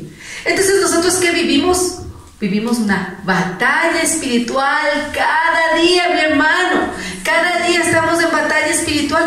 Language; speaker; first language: Spanish; native; Spanish